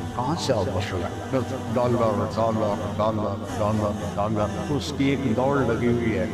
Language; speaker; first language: Urdu; non-native, local second language; Punjabi